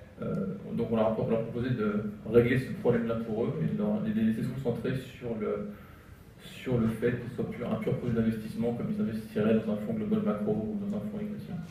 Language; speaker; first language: French; native; French